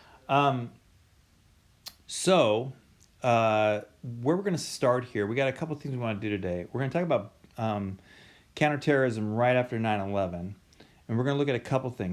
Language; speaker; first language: English; native; English